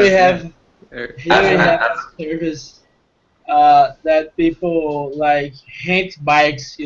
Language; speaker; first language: English; non-native, fluent; Portuguese